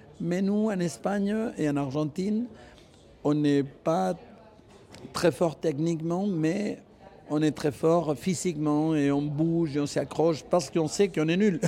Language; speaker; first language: French; non-native, fluent; Spanish